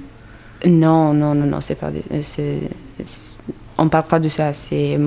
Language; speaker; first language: French; non-native, fluent; Romanian